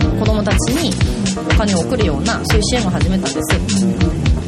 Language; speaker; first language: Japanese; non-native, fluent; Korean